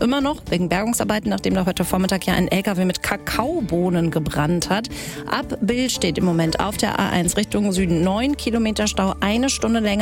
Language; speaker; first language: German; native; German